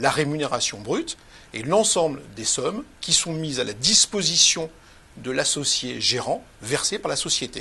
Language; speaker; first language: French; native; French